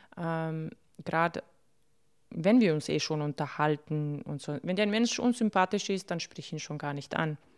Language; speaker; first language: German; early bilingual, other home language; Bosnian